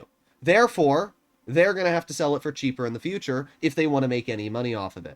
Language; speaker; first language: English; native; English